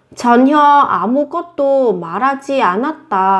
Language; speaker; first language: Korean; non-native, fluent; Vietnamese